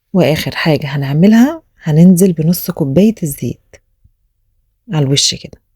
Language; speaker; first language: Arabic; native; Arabic